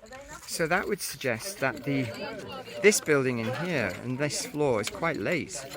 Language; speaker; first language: English; native; English